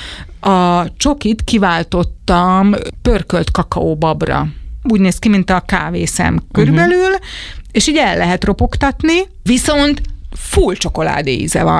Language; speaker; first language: Hungarian; native; Hungarian